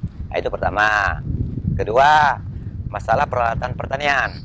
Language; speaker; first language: Indonesian; non-native, local second language; Malay